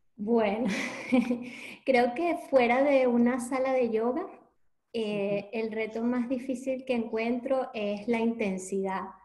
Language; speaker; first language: Spanish; native; Spanish